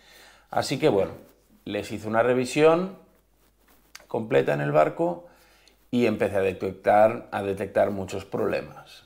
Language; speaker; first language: Spanish; native; Spanish